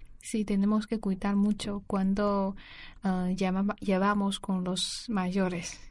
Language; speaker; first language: Spanish; non-native, learner; Chinese